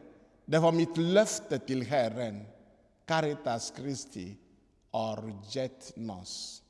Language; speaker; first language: Swedish; non-native, fluent; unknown